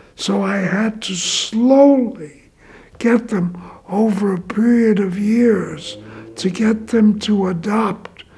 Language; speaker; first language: English; native; English